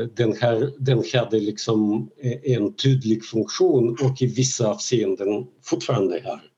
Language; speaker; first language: Swedish; non-native, fluent; Russian